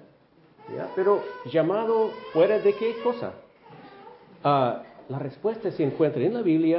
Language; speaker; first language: Spanish; non-native, fluent; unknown